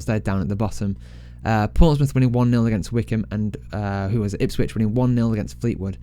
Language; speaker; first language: English; native; English